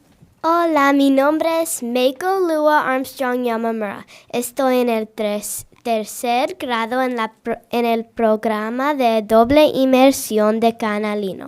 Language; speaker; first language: Spanish; non-native, learner; English